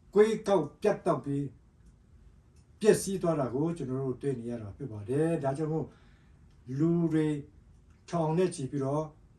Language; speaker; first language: Burmese; non-native, local second language; Hakha Chin